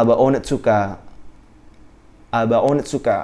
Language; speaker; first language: German; non-native, learner; Indonesian